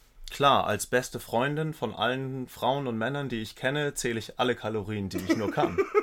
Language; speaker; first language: German; native; German